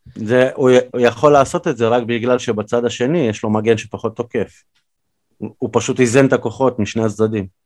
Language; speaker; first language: Hebrew; early bilingual, other home language; Russian